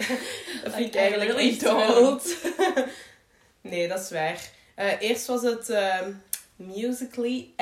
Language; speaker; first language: Dutch; native; Dutch